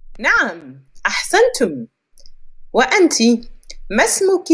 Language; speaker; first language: Arabic; non-native, fluent; French